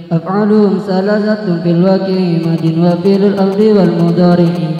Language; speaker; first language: Arabic; non-native, learner; Indonesian